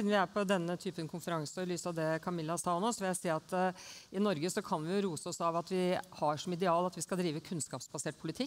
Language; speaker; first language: Norwegian; native; Norwegian